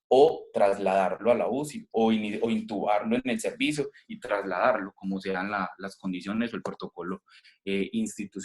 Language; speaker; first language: Spanish; native; Spanish